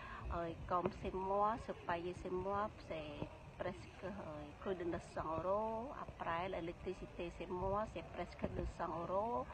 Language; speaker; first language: French; non-native, learner; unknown